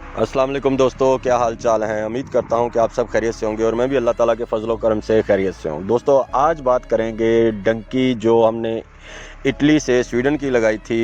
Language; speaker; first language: Urdu; non-native, local second language; Punjabi